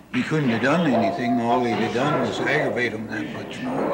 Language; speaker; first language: English; native; English